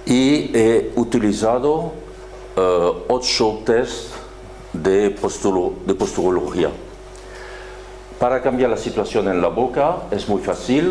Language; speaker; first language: Spanish; non-native, fluent; French